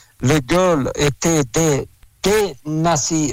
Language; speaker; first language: French; non-native, learner; Russian